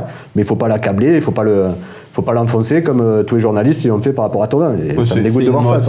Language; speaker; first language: French; native; French